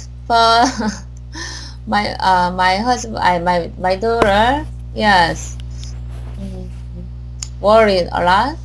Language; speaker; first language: English; non-native, learner; Korean